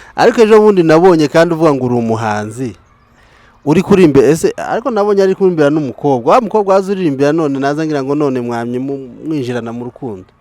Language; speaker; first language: Kinyarwanda; native; Kinyarwanda